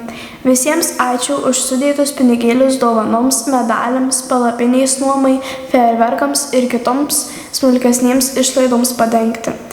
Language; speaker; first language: Lithuanian; native; Lithuanian